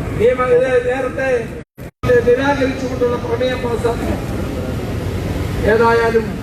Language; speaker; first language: Malayalam; native; Malayalam